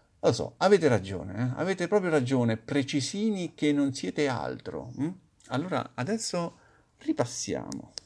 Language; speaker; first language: Italian; native; Italian